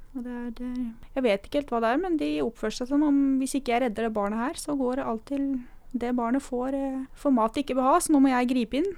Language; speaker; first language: Norwegian; native; Norwegian